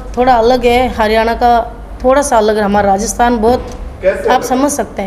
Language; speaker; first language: Hindi; native; Hindi